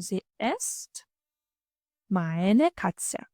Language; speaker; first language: German; non-native, fluent; Ukrainian